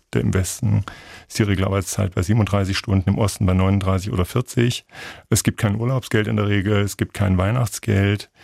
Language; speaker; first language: German; native; German